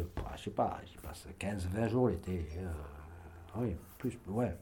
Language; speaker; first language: French; native; French